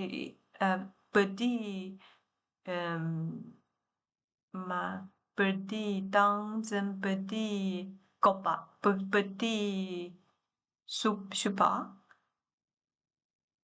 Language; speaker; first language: French; non-native, learner; Chinese